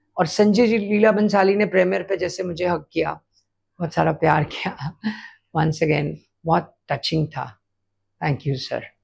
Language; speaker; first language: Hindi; native; Hindi